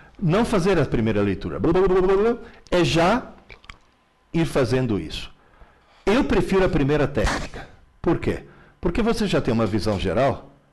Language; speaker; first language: Portuguese; early bilingual, other home language; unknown